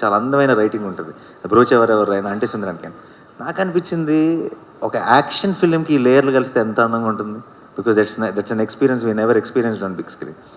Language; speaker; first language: Telugu; native; Telugu